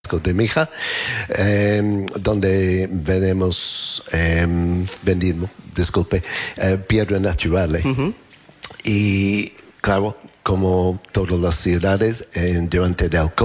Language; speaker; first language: Spanish; non-native, fluent; English